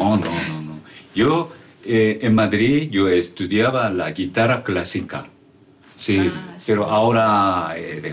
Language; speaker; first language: Spanish; non-native, learner; Korean